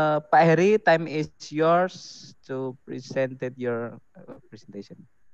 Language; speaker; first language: English; non-native, fluent; Indonesian